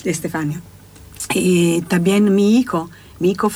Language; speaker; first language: Spanish; non-native, learner; Italian